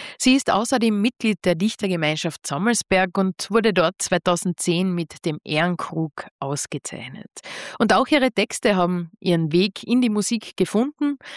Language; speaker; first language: German; native; German